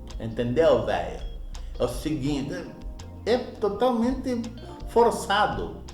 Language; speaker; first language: Portuguese; early bilingual, other home language; Spanish